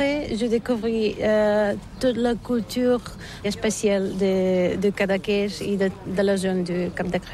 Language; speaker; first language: French; non-native, learner; Bulgarian